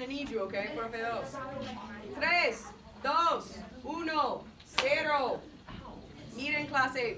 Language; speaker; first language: Spanish; non-native, fluent; English